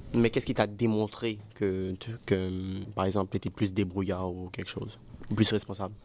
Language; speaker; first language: French; native; French